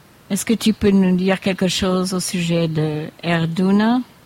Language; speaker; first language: French; native; French